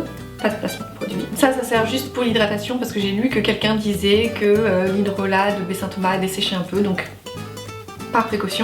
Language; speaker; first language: French; native; French